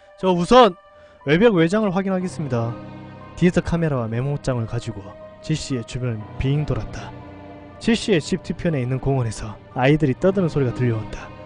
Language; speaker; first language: Korean; native; Korean